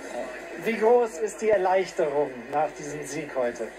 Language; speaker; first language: German; native; German